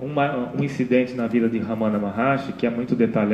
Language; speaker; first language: Portuguese; native; Portuguese